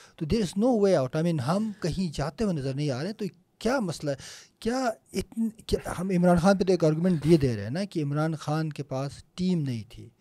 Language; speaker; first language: Urdu; non-native, local second language; Punjabi